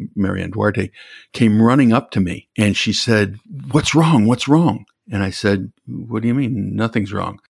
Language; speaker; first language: English; native; English